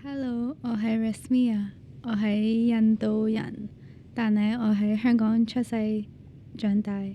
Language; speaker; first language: Cantonese; early bilingual, other home language; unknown